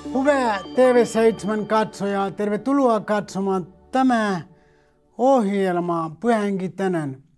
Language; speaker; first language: Finnish; non-native, fluent; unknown